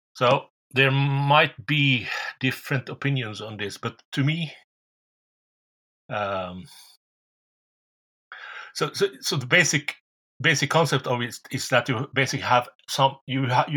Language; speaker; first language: English; non-native, fluent; Norwegian